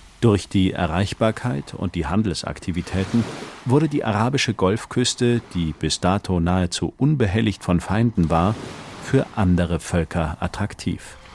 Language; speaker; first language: German; native; German